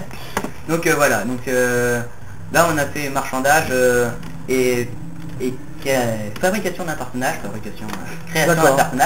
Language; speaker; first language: French; native; French